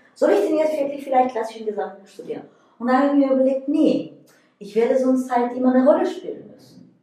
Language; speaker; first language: German; non-native, fluent; Bulgarian